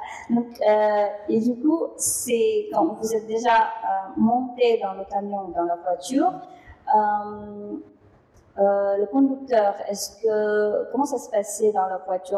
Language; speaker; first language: French; non-native, fluent; Indonesian